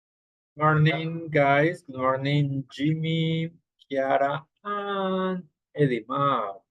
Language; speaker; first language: English; non-native, fluent; Spanish